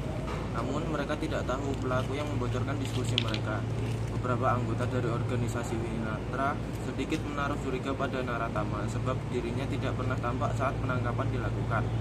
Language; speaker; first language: Indonesian; native; Indonesian